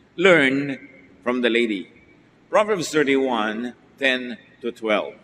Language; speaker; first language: English; non-native, local second language; Filipino